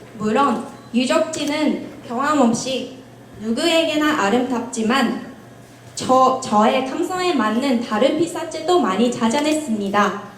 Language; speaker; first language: Korean; non-native, fluent; Japanese